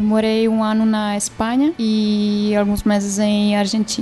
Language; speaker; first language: Portuguese; non-native, fluent; Czech